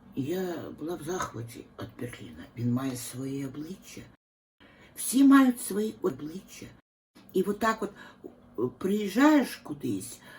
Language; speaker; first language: Ukrainian; non-native, local second language; Russian